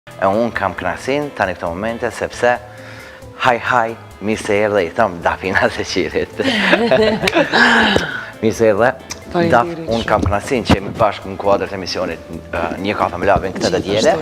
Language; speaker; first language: Albanian; native; Albanian